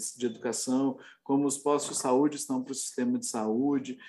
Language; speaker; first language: Portuguese; native; Portuguese